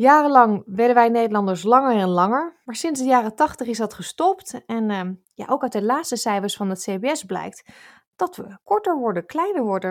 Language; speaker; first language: Dutch; native; Dutch